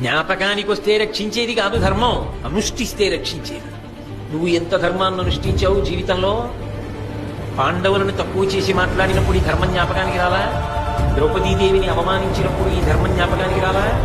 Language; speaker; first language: Telugu; native; Telugu